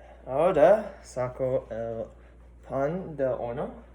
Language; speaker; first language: Spanish; non-native, learner; English